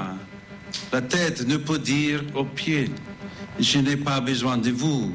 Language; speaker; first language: French; non-native, fluent; English